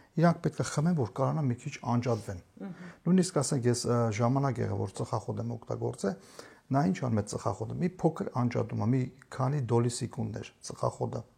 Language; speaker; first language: Armenian; native; Armenian